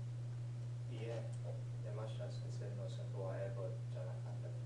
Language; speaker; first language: Japanese; non-native, learner; English